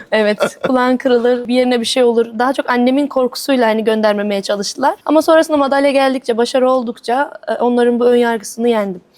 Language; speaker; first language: Turkish; native; Turkish